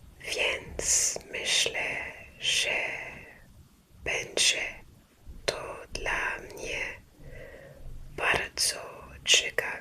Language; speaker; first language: Polish; non-native, learner; French